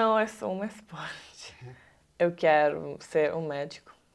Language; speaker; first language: Portuguese; non-native, learner; Italian